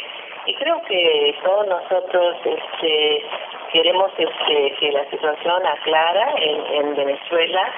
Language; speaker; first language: Spanish; non-native, fluent; English